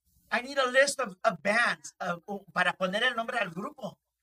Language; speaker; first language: Spanish; early bilingual, heritage; Spanish